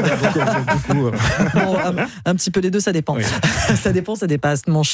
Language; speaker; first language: French; native; French